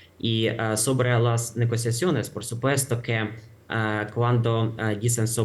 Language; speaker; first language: Spanish; non-native, fluent; Ukrainian